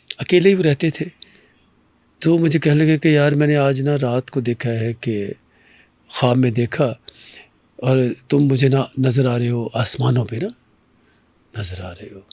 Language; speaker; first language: Urdu; native; Urdu